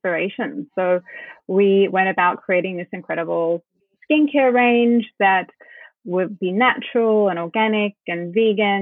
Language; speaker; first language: English; native; English